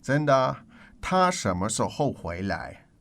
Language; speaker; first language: Chinese; non-native, learner; English